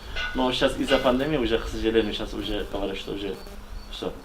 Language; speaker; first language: Russian; non-native, fluent; Turkish